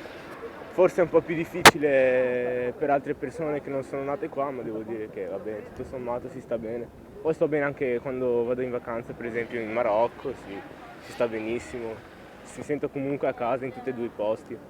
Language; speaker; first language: Italian; early bilingual, other home language; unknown